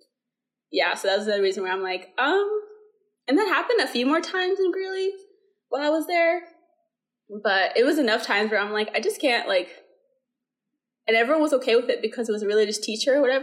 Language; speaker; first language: English; early bilingual, other home language; Somali